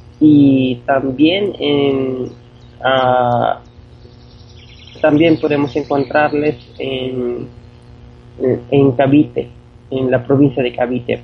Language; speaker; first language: Spanish; non-native, fluent; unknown